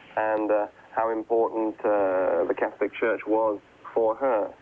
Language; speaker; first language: English; native; English